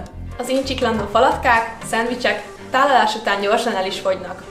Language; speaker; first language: Hungarian; native; Hungarian